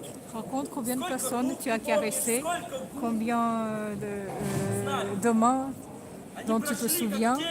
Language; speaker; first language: French; non-native, fluent; Russian